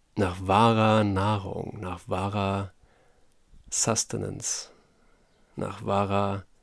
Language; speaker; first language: German; native; German